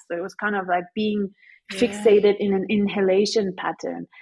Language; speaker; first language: English; early bilingual, other home language; Persian